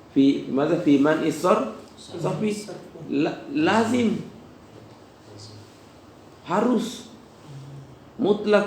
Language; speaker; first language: Arabic; non-native, fluent; Indonesian